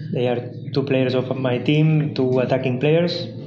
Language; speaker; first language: English; non-native, fluent; Spanish